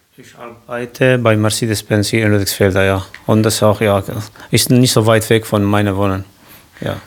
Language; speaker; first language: German; non-native, learner; Kurdish